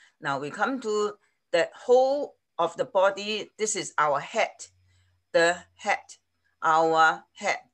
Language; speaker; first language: English; non-native, fluent; Chinese